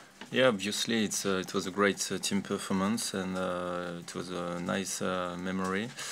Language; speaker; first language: English; non-native, fluent; French